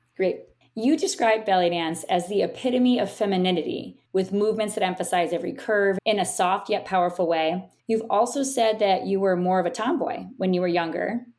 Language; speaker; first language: English; native; English